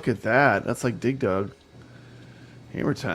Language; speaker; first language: English; native; English